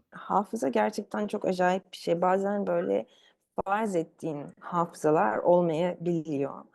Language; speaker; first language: Turkish; early bilingual, other home language; Arabic